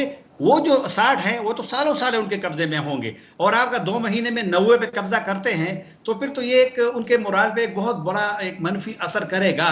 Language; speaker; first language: Hindi; non-native, local second language; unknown